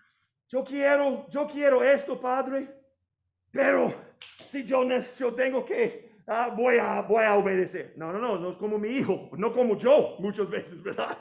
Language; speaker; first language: Spanish; non-native, fluent; English